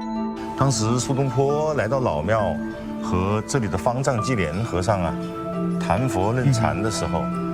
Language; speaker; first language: Chinese; native; Chinese